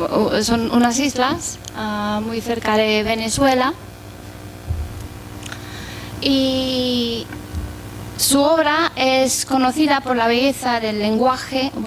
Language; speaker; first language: Spanish; non-native, fluent; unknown